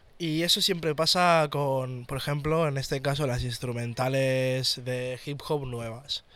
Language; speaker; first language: Spanish; native; Spanish